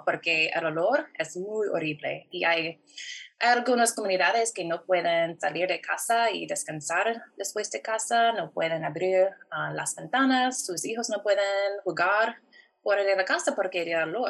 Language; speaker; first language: Spanish; non-native, fluent; English